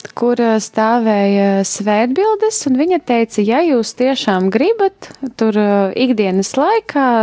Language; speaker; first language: Latvian; native; Latvian